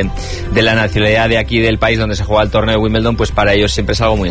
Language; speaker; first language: Spanish; native; Spanish